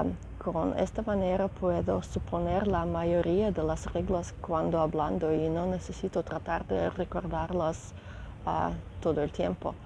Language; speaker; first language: Spanish; non-native, learner; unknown